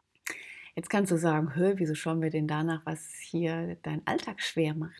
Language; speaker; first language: German; native; German